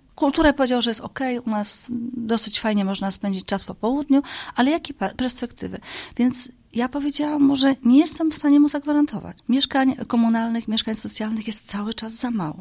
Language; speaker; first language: Polish; native; Polish